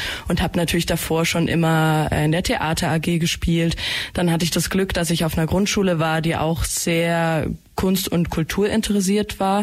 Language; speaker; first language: German; native; German